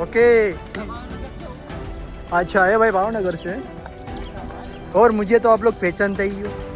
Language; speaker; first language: Hindi; non-native, local second language; Gujarati